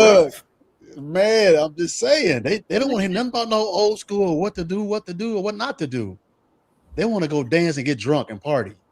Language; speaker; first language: English; native; English